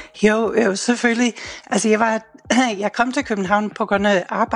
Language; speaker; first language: Danish; non-native, fluent; English